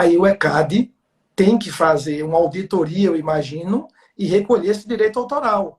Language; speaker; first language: Portuguese; native; Portuguese